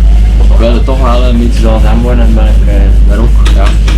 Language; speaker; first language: Dutch; native; Dutch